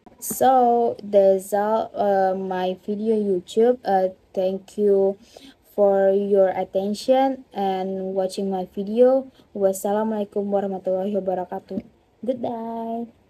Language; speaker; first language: English; non-native, learner; Indonesian